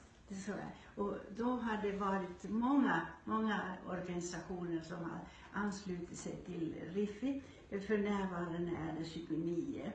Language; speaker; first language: Swedish; non-native, fluent; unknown